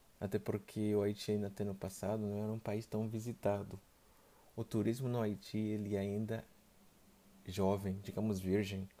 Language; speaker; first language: Portuguese; non-native, fluent; Haitian Creole